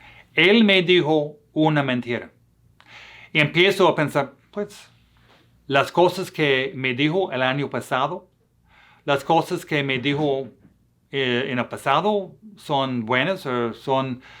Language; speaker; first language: Spanish; non-native, fluent; English